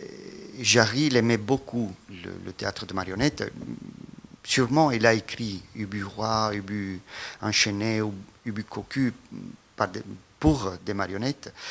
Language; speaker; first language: French; non-native, fluent; Italian